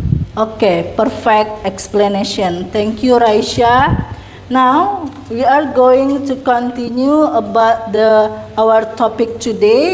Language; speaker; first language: English; non-native, learner; Indonesian